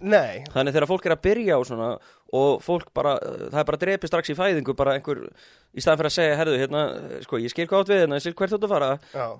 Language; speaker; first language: Icelandic; early bilingual, heritage; Icelandic